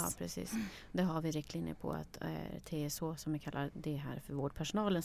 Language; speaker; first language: Swedish; native; Swedish